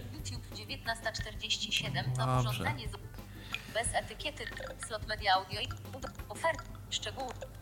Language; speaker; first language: Polish; native; Polish